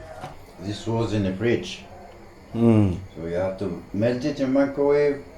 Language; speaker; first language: English; non-native, learner; Arabic